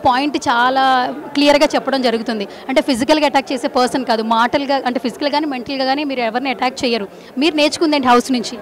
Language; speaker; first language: Telugu; native; Telugu